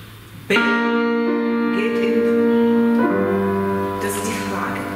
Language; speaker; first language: German; non-native, fluent; Russian